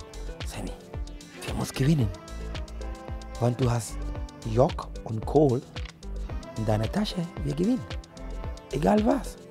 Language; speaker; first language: German; non-native, fluent; Akan